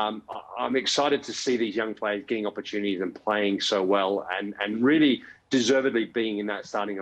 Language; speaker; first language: English; native; English